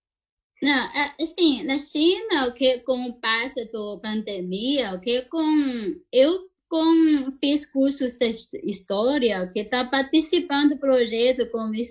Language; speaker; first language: Portuguese; non-native, fluent; Chinese